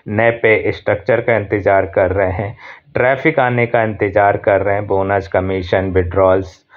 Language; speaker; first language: Hindi; native; Hindi